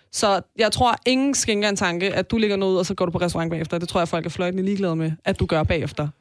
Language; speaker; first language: Danish; early bilingual, other home language; Persian